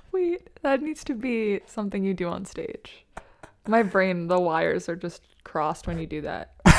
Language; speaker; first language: English; native; English